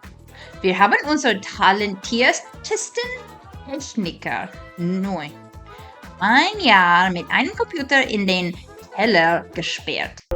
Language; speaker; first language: German; non-native, fluent; English